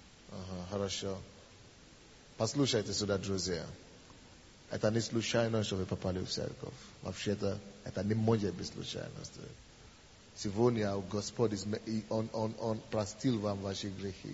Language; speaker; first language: Russian; non-native, fluent; Yoruba